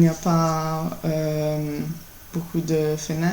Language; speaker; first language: French; non-native, learner; Italian